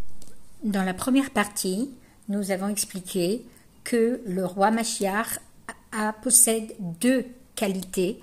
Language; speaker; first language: French; native; French